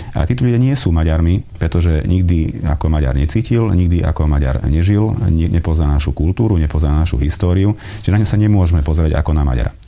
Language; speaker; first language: Slovak; non-native, local second language; Hungarian